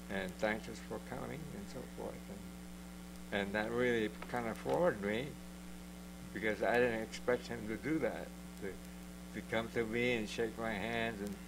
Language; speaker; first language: English; native; English